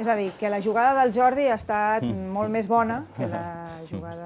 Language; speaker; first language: Catalan; native; Catalan